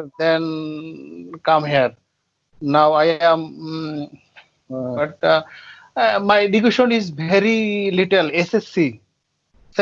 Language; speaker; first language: English; non-native, learner; Bangla